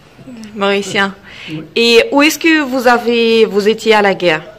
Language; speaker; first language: French; non-native, fluent; Russian